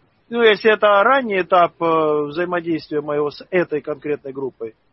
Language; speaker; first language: Russian; native; Russian